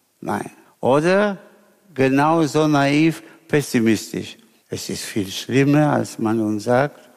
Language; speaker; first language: German; non-native, fluent; Spanish